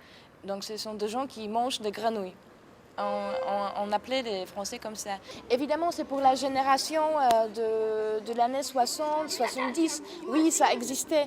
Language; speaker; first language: French; non-native, fluent; Polish